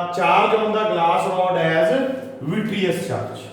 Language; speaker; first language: English; non-native, local second language; Punjabi